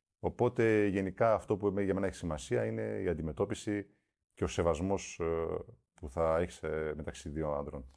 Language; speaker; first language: Greek; early bilingual, heritage; Greek